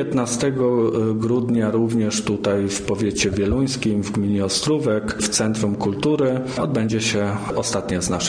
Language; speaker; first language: Polish; native; Polish